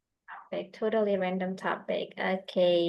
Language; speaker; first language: English; non-native, fluent; Indonesian